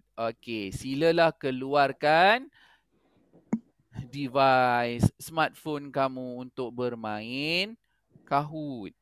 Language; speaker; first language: Malay; native; Malay